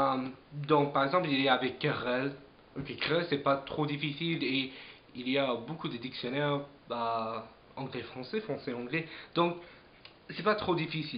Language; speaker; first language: French; non-native, fluent; English